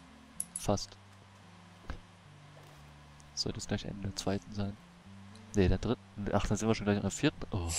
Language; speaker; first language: German; native; German